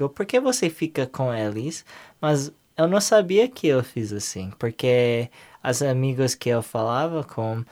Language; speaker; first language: Portuguese; non-native, learner; English